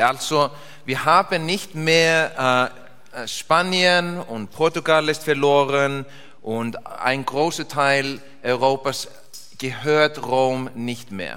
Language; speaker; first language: German; non-native, learner; English